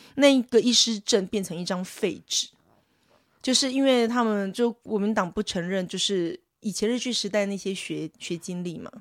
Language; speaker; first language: Chinese; non-native, local second language; Min Nan Chinese